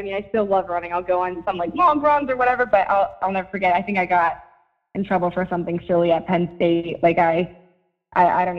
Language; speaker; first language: English; native; English